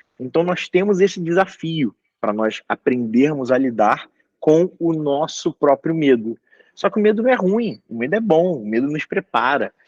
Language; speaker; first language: Portuguese; native; Portuguese